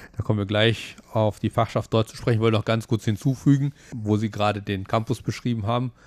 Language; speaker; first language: German; non-native, fluent; Chinese